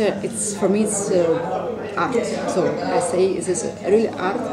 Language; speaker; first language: English; non-native, learner; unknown